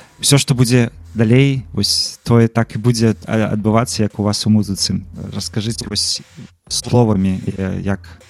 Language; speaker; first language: Belarusian; native; Belarusian